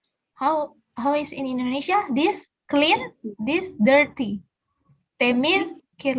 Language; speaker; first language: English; non-native, fluent; Indonesian